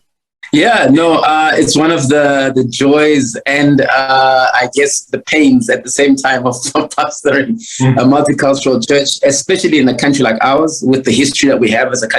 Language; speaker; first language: English; non-native, local second language; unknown